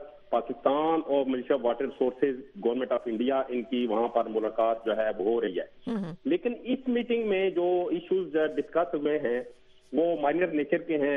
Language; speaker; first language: Urdu; native; Urdu